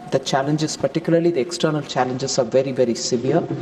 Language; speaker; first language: English; non-native, local second language; Tamil